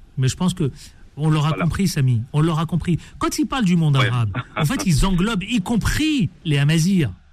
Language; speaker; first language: French; native; French